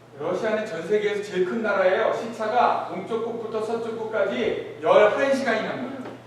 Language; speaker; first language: Korean; native; Korean